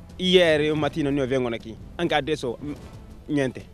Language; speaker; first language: Italian; non-native, learner; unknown